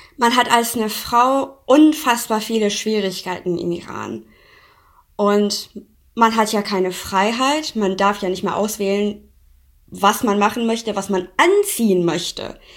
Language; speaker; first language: German; non-native, fluent; Persian